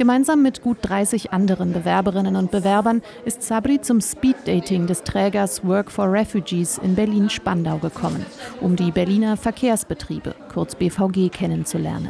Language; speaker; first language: German; native; German